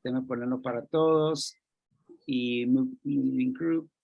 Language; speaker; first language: Spanish; non-native, fluent; English